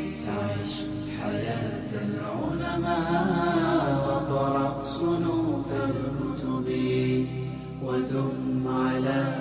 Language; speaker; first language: Arabic; non-native, fluent; Indonesian